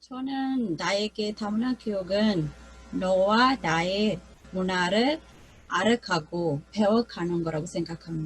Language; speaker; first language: Korean; non-native, fluent; Sinhala